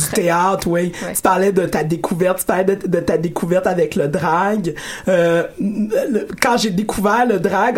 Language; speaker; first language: French; native; French